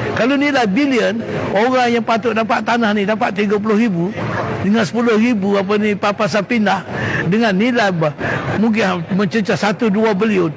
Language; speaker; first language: Malay; native; Malay